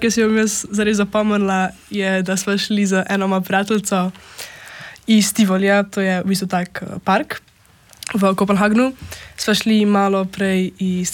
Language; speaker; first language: Slovenian; native; Slovenian